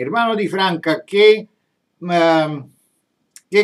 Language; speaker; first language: Spanish; non-native, fluent; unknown